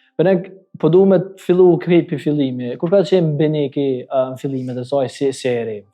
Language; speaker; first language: Albanian; native; Albanian